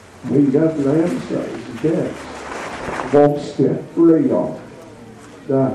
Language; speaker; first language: Russian; non-native, learner; English